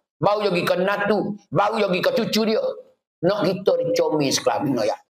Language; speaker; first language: Malay; native; Malay